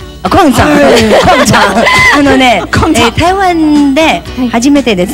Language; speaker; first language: Japanese; non-native, learner; Chinese